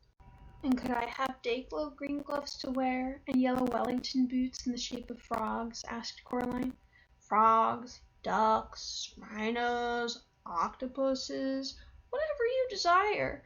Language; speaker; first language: English; native; English